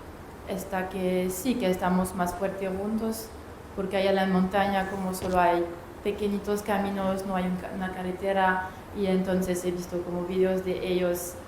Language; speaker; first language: Spanish; non-native, learner; French